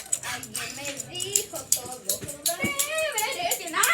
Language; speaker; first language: Spanish; native; Spanish